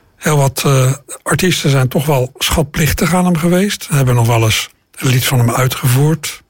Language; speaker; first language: Dutch; native; Dutch